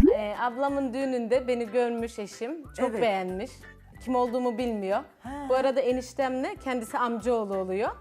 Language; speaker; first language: Turkish; native; Turkish